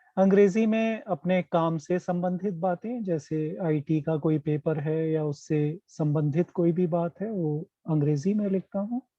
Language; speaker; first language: Hindi; native; Hindi